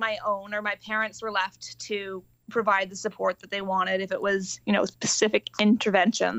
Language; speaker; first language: English; native; English